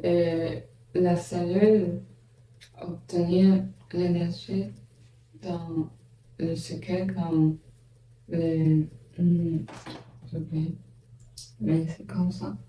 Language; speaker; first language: French; non-native, learner; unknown